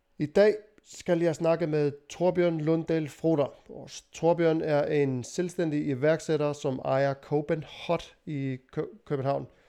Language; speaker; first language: Danish; native; Danish